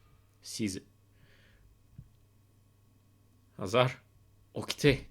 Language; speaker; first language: Japanese; non-native, learner; English